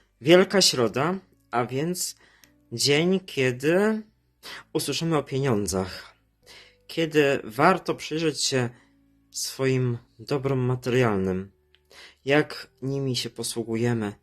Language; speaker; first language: Polish; native; Polish